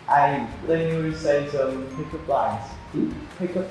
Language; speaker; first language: English; non-native, learner; Vietnamese